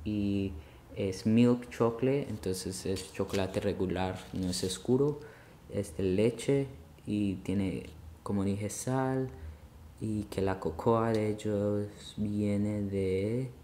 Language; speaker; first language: Spanish; early bilingual, heritage; Spanish